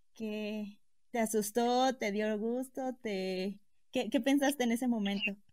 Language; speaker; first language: Spanish; native; Spanish